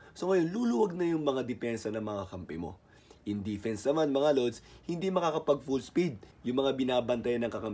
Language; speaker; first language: Filipino; native; Filipino